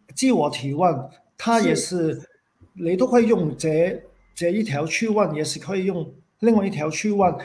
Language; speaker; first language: Chinese; non-native, fluent; Cantonese